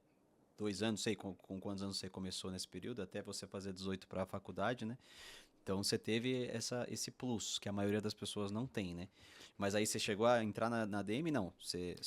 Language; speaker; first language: Portuguese; native; Portuguese